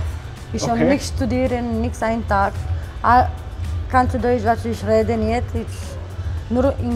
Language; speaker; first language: German; non-native, learner; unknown